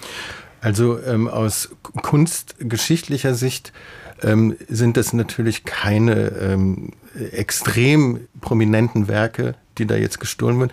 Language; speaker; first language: German; native; German